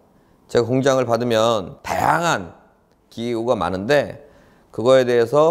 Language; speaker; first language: Korean; native; Korean